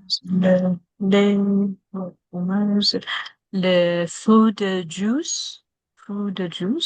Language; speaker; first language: French; non-native, learner; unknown